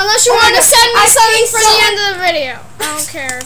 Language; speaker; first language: English; native; English